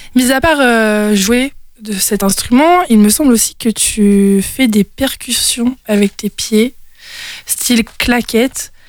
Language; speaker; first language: French; native; French